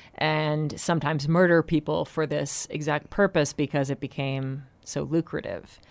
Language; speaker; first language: English; native; English